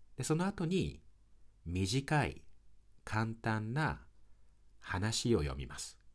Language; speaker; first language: Japanese; native; Japanese